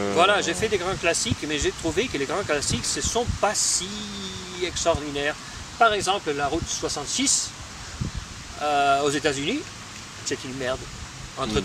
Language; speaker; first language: French; non-native, fluent; Spanish